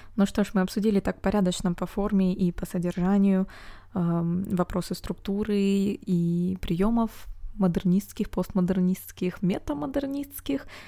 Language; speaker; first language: Russian; native; Russian